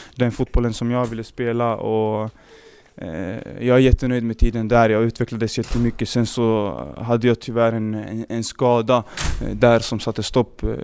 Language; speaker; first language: Swedish; early bilingual, other home language; Serbian